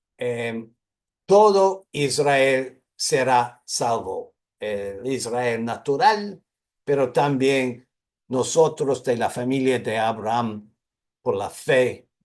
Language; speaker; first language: Spanish; non-native, fluent; English